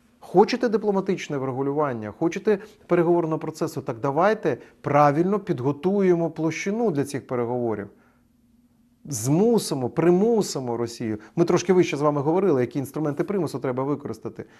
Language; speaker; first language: Ukrainian; native; Ukrainian